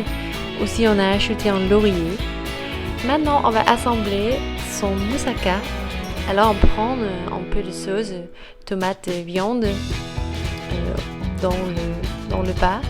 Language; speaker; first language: French; non-native, fluent; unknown